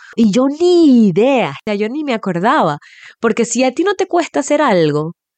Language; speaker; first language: Spanish; native; Spanish